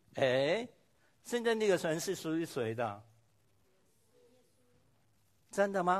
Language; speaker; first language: Chinese; non-native, local second language; Cantonese